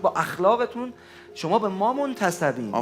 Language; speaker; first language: Persian; native; Persian